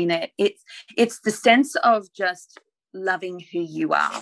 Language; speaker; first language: English; native; English